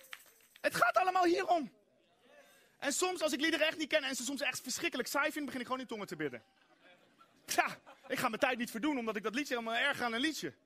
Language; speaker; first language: Dutch; native; Dutch